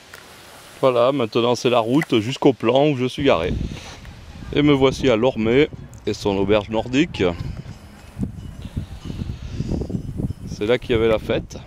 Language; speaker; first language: French; native; French